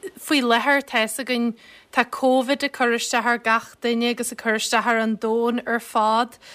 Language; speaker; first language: Irish; native; Irish